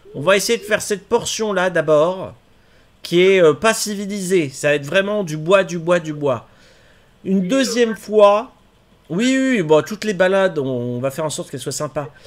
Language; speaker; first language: French; native; French